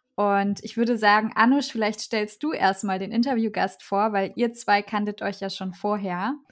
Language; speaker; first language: German; native; German